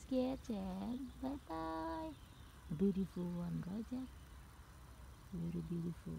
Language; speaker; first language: English; non-native, learner; Thai